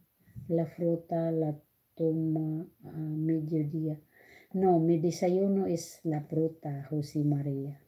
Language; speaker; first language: Spanish; non-native, learner; Filipino